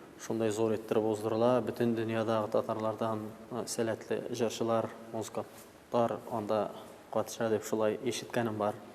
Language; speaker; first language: Tatar; early bilingual, heritage; Tatar